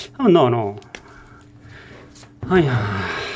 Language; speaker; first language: English; non-native, learner; Korean